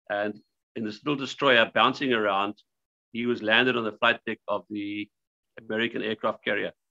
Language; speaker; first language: English; native; English